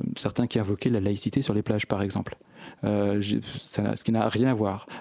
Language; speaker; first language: French; native; French